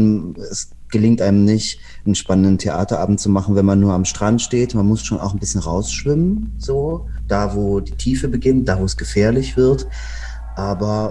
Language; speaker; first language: German; native; German